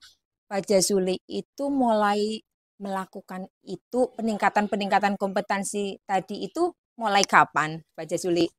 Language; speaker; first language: Indonesian; native; Indonesian